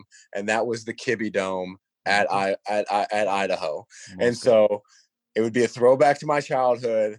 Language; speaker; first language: English; native; English